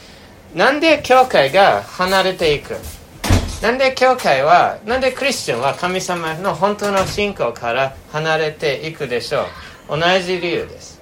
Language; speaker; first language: Japanese; non-native, fluent; English